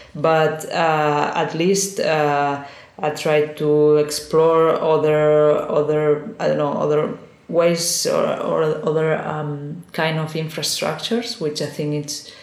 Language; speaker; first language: English; non-native, fluent; Spanish